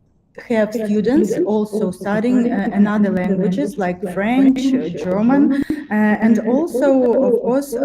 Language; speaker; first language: English; non-native, fluent; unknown